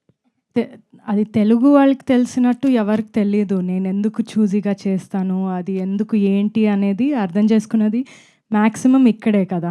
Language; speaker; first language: Telugu; non-native, fluent; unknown